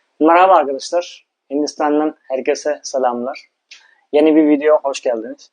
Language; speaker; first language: Turkish; non-native, fluent; Hindi